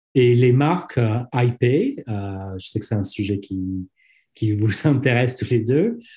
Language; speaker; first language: French; non-native, fluent; English